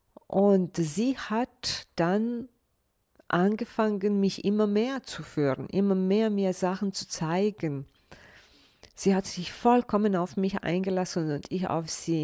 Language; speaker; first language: German; non-native, fluent; Bosnian